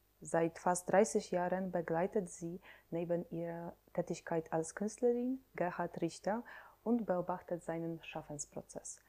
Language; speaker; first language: German; non-native, fluent; Polish